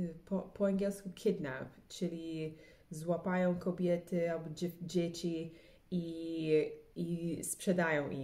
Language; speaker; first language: Polish; early bilingual, heritage; English